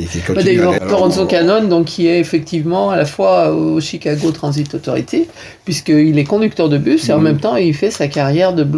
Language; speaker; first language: French; native; French